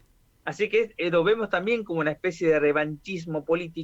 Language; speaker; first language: Spanish; native; Spanish